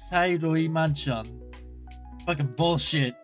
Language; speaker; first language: Japanese; non-native, learner; English